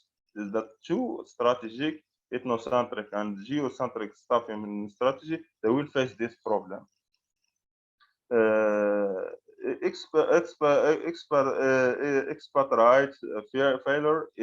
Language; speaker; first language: English; non-native, fluent; Arabic